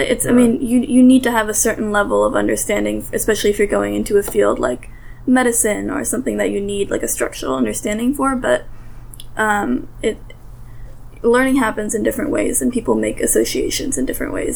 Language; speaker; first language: English; early bilingual, other home language; Russian